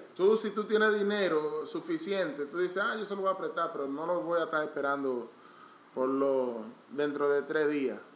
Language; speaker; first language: Spanish; native; Spanish